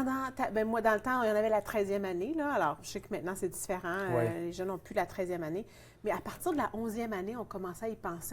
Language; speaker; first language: French; native; French